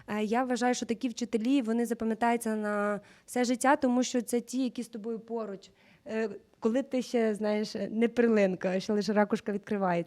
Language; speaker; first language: Ukrainian; native; Ukrainian